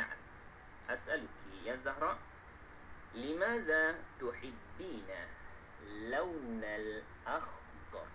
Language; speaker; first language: Arabic; non-native, fluent; Malay